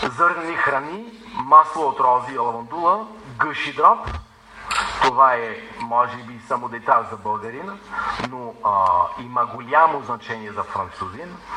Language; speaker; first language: Bulgarian; non-native, fluent; French